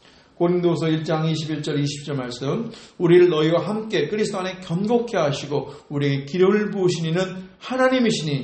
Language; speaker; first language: Korean; native; Korean